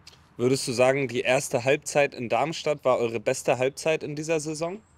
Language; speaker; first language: German; native; German